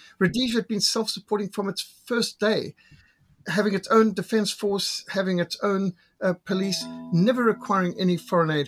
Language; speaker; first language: English; native; English